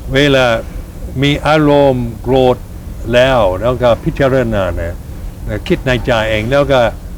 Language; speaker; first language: Thai; non-native, fluent; English